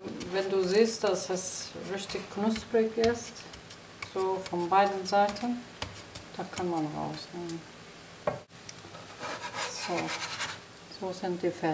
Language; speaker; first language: German; non-native, fluent; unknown